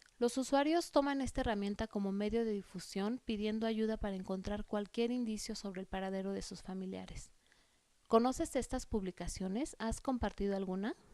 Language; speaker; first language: Spanish; native; Spanish